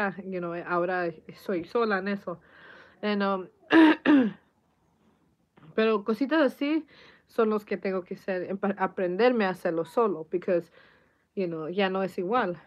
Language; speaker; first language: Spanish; early bilingual, heritage; Spanish